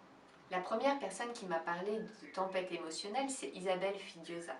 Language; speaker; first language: French; native; French